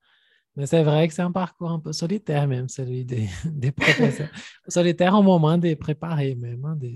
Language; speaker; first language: French; non-native, fluent; Portuguese